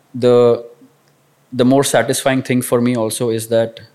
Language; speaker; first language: English; non-native, local second language; Marathi